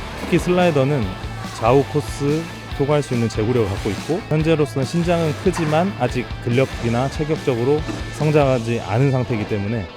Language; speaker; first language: Korean; native; Korean